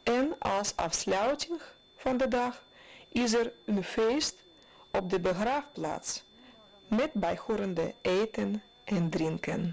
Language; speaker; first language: Dutch; non-native, fluent; Russian